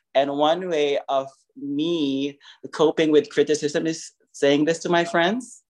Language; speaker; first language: English; non-native, local second language; Filipino